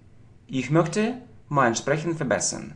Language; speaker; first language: German; non-native, fluent; Russian